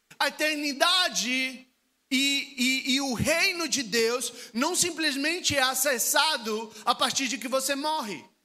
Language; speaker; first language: Portuguese; non-native, fluent; Spanish